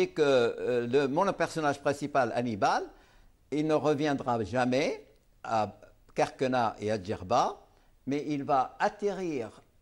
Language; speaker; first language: French; non-native, local second language; Arabic